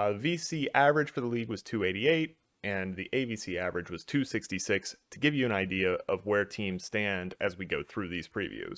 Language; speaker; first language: English; native; English